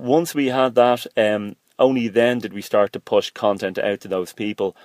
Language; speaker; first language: English; native; English